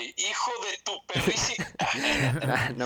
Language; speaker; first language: Spanish; native; Spanish